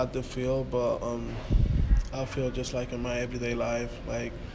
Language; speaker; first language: English; non-native, fluent; Spanish